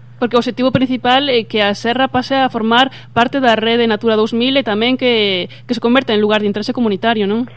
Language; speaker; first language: Galician; native; Galician